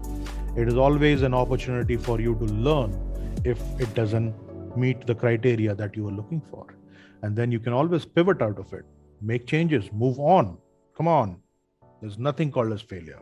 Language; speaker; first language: English; non-native, local second language; Hindi